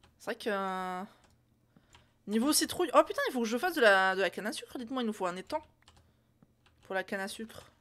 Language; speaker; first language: French; native; French